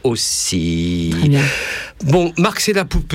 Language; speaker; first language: French; native; French